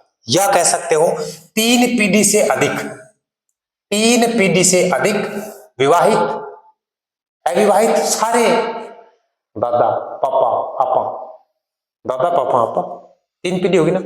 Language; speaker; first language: Hindi; native; Hindi